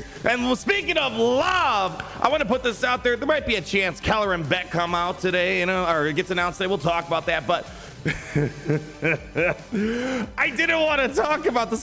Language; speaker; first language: English; native; English